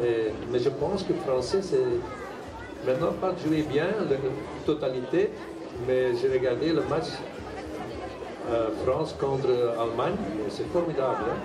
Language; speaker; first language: French; non-native, learner; Dutch